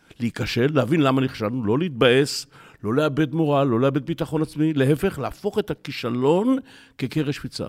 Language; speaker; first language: Hebrew; native; Hebrew